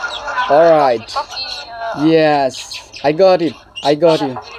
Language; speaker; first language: English; non-native, learner; Bangla